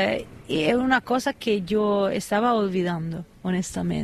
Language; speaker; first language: Spanish; non-native, fluent; Italian